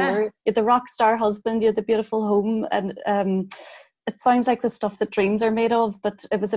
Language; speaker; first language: English; native; English